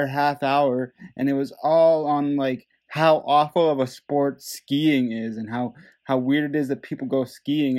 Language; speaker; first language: English; non-native, fluent; Dutch